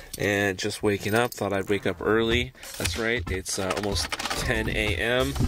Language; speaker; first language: English; native; English